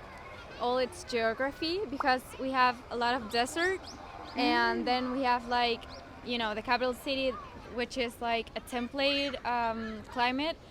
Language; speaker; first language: English; non-native, fluent; Spanish